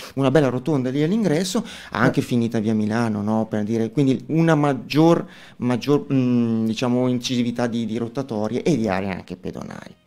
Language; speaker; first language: Italian; native; Italian